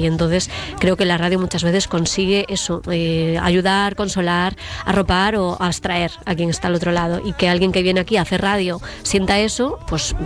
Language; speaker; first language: Spanish; native; Spanish